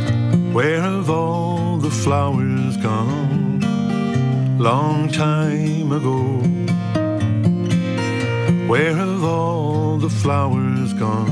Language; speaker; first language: English; native; English